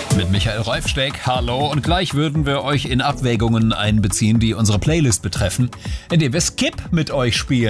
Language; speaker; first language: German; native; German